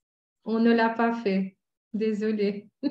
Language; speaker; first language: French; non-native, fluent; Russian